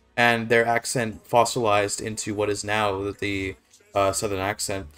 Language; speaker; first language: English; native; English